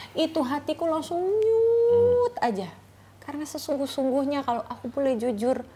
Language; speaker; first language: Indonesian; native; Indonesian